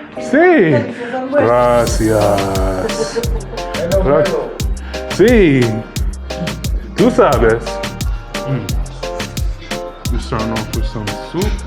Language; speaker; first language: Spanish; non-native, learner; English